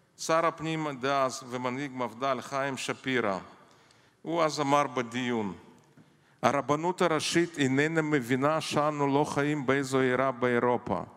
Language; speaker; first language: Hebrew; non-native, fluent; Russian